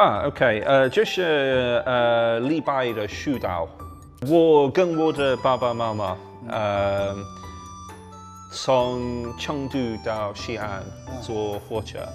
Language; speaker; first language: Chinese; non-native, learner; English